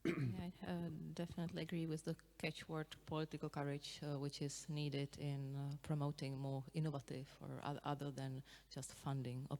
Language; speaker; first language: English; non-native, fluent; Czech